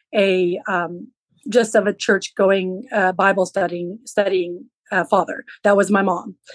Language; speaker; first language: English; early bilingual, other home language; Low German